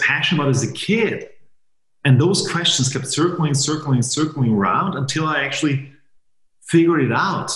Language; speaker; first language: English; non-native, fluent; German